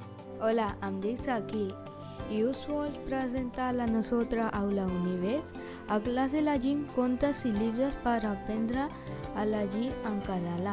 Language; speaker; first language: Catalan; non-native, learner; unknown